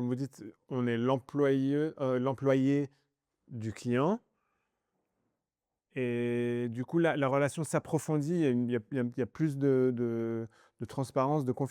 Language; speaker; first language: French; native; French